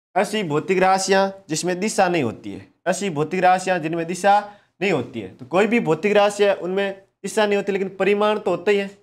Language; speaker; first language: Hindi; native; Hindi